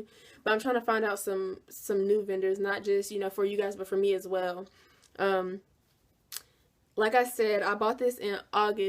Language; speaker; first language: English; native; English